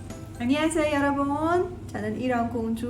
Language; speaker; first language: Korean; non-native, learner; Persian